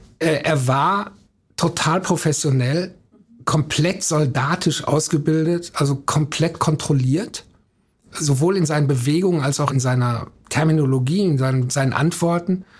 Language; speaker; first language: German; native; German